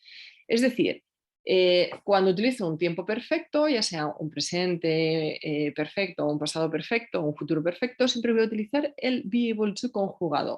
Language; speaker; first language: Spanish; native; Spanish